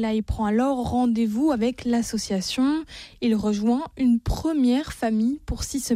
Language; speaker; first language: French; native; French